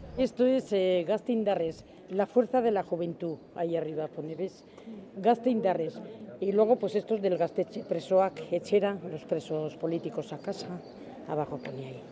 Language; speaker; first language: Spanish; non-native, local second language; Basque